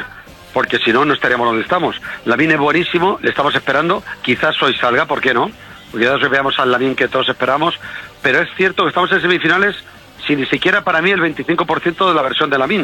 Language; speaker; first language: Spanish; native; Spanish